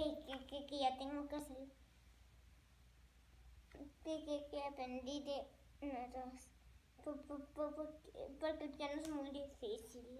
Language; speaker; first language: Spanish; early bilingual, other home language; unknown